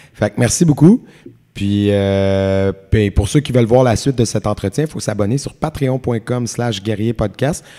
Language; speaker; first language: French; native; French